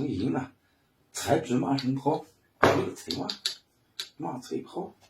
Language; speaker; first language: Chinese; native; Chinese